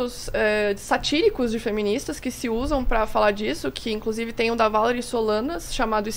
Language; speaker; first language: Portuguese; native; Portuguese